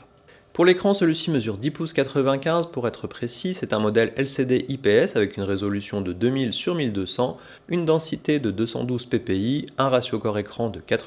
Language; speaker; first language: French; native; French